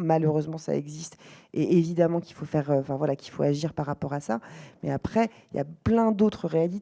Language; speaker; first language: French; native; French